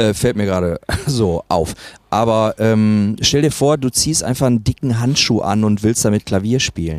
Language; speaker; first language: German; native; German